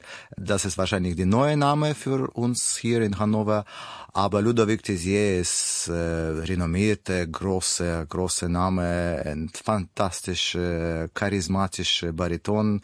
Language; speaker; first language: German; non-native, learner; Russian